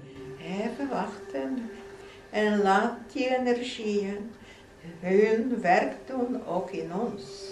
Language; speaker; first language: Dutch; non-native, fluent; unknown